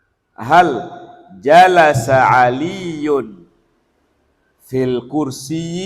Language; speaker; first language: Arabic; non-native, fluent; Indonesian